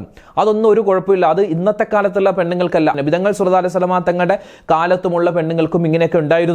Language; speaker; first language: Malayalam; native; Malayalam